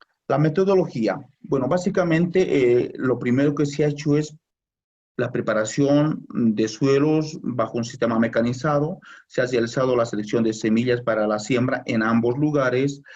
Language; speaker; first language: Spanish; native; Spanish